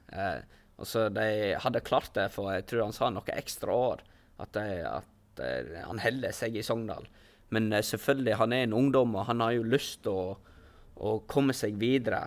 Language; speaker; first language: Norwegian; early bilingual, heritage; Norwegian